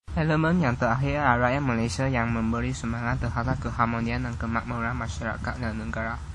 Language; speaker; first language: Malay; non-native, local second language; Chinese